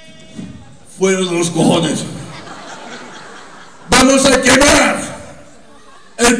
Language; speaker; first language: Spanish; non-native, fluent; Italian